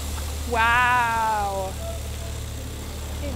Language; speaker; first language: Spanish; non-native, learner; German